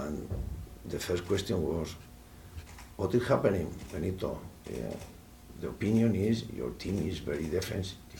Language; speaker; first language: English; non-native, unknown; Spanish